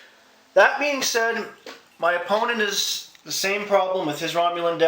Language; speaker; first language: English; native; English